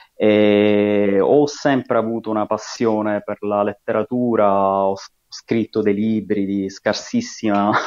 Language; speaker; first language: Italian; native; Italian